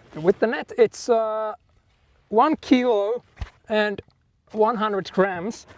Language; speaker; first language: English; non-native, fluent; Finnish